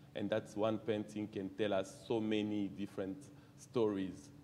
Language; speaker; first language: English; non-native, fluent; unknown